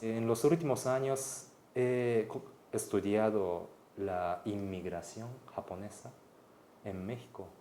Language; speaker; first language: Spanish; non-native, fluent; Japanese